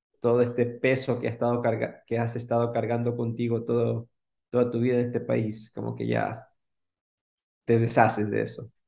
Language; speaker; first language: Spanish; early bilingual, heritage; Spanish